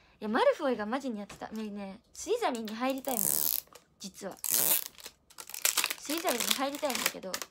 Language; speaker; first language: Japanese; native; Japanese